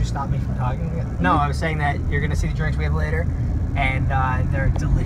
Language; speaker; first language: English; native; English